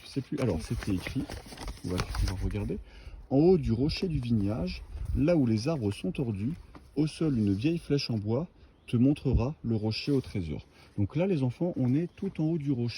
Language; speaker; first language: French; native; French